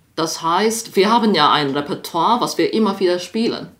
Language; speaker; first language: German; non-native, fluent; Chinese